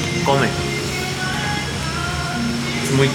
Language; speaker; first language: Spanish; non-native, learner; Korean